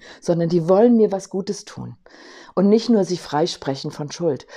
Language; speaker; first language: German; native; German